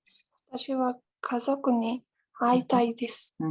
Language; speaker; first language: Japanese; non-native, learner; Mongolian